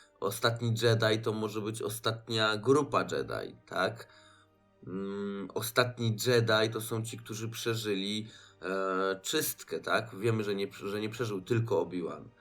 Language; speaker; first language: Polish; native; Polish